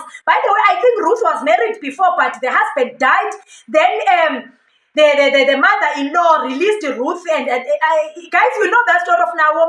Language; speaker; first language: English; non-native, local second language; Xhosa